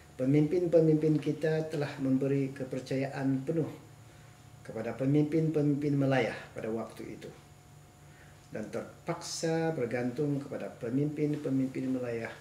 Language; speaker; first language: Malay; non-native, local second language; Central Dusun